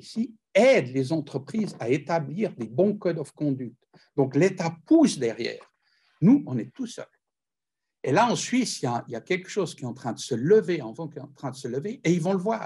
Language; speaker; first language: French; native; French